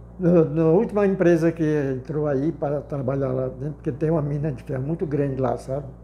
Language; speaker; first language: Portuguese; native; Portuguese